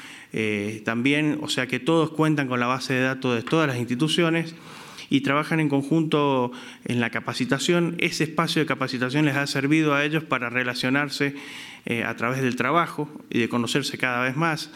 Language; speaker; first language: Spanish; native; Spanish